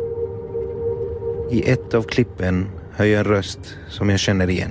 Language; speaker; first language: Swedish; native; Swedish